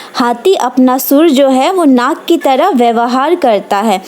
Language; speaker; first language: Hindi; non-native, local second language; Bangla